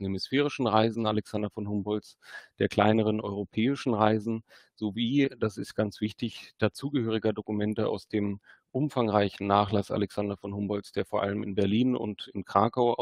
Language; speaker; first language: German; native; German